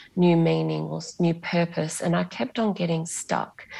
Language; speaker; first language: English; non-native, local second language; Greek